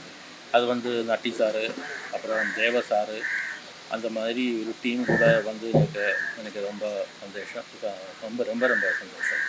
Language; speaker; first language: Tamil; non-native, learner; Malayalam